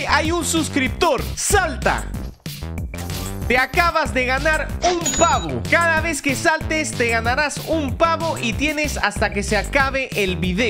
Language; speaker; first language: Spanish; native; Spanish